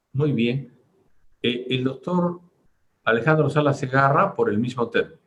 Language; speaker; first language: Spanish; native; Spanish